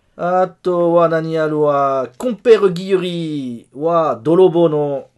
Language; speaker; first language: Japanese; non-native, learner; French